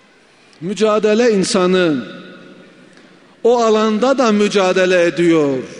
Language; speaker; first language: Turkish; native; Turkish